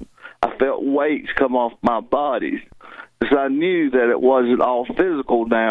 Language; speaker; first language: English; native; English